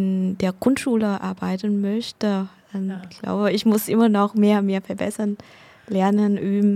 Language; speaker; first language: German; non-native, fluent; Vietnamese